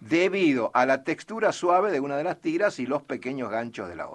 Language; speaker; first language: Spanish; native; Spanish